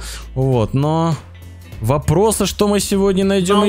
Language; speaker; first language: Russian; native; Russian